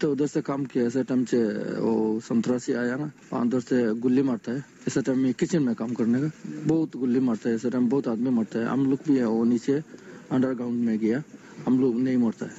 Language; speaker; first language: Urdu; non-native, learner; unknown